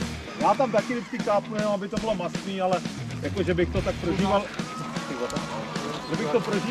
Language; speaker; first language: Czech; native; Czech